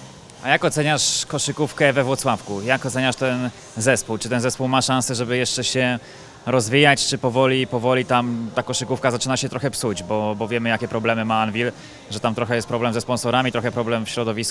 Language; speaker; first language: Polish; native; Polish